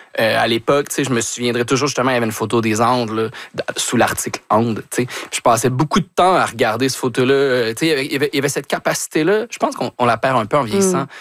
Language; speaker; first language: French; native; French